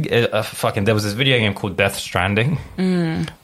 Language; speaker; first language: English; early bilingual, other home language; Arabic